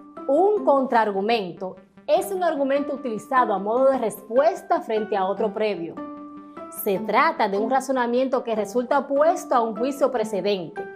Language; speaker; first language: Spanish; native; Spanish